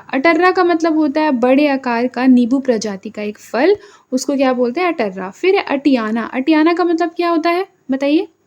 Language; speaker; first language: Hindi; native; Hindi